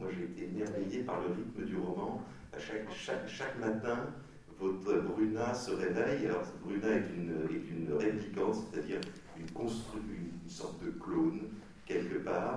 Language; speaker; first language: French; native; French